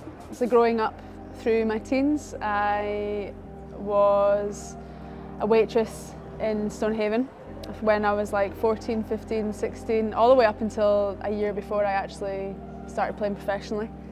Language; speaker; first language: English; native; English